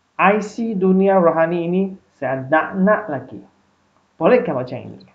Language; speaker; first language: Malay; non-native, local second language; Chinese